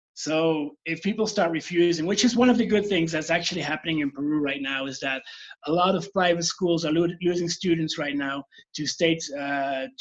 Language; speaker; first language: English; non-native, fluent; Dutch